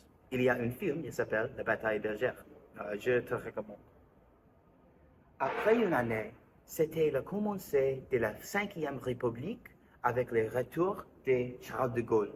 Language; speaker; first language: French; non-native, learner; English